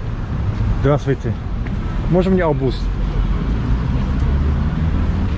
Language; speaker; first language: Russian; non-native, learner; English